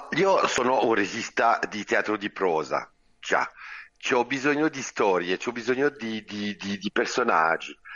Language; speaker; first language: Italian; non-native, fluent; French